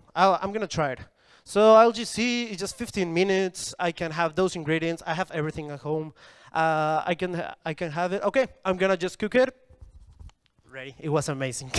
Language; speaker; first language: English; non-native, fluent; Spanish